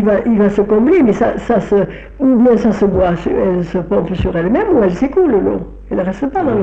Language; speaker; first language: French; native; French